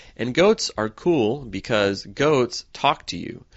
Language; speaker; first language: English; native; English